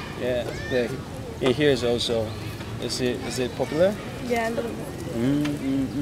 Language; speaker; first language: English; non-native, learner; Japanese